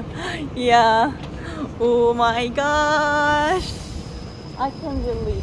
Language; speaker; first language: English; non-native, learner; Korean